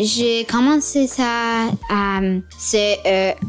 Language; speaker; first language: French; early bilingual, other home language; English